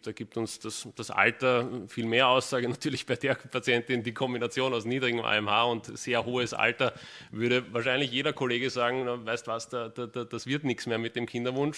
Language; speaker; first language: German; native; German